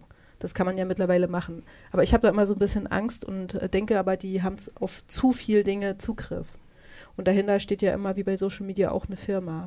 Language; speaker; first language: German; native; German